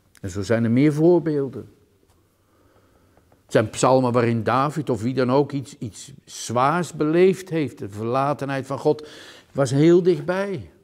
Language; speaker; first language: Dutch; native; Dutch